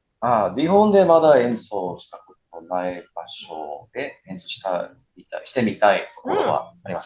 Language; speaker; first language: Japanese; non-native, fluent; English